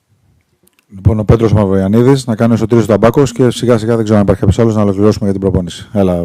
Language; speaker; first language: Greek; native; Greek